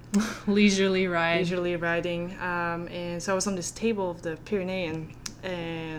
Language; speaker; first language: English; non-native, fluent; Dutch